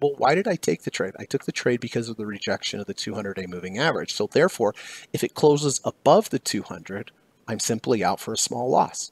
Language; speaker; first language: English; native; English